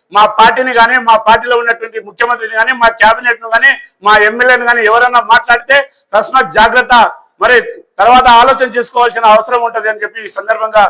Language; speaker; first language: Telugu; non-native, local second language; Lambadi